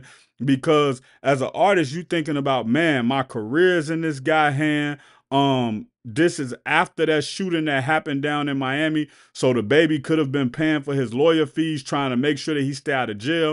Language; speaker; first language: English; native; English